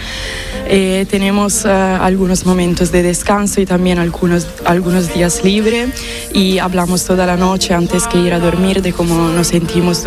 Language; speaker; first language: Spanish; non-native, fluent; Italian